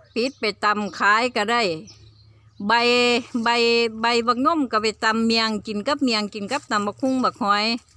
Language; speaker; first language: Thai; native; Thai